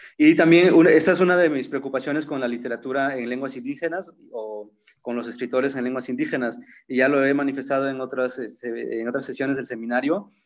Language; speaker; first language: Spanish; non-native, local second language; Zapotec